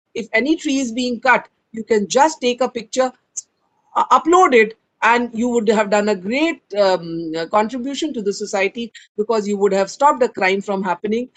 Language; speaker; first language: English; non-native, local second language; Hindi